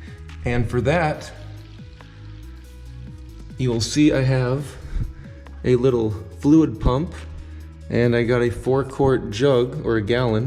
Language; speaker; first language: English; native; English